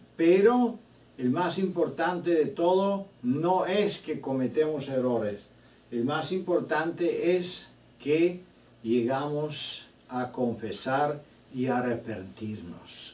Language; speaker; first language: Spanish; non-native, fluent; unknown